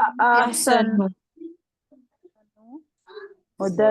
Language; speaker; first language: Arabic; non-native, learner; Urdu